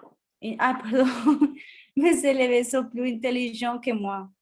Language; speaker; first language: French; non-native, learner; Spanish